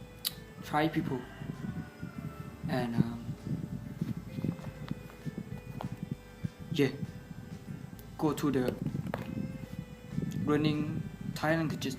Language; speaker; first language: English; non-native, learner; Thai